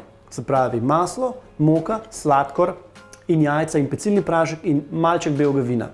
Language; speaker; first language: Slovenian; native; Slovenian